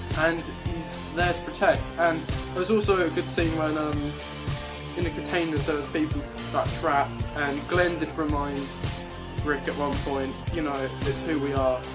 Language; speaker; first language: English; native; English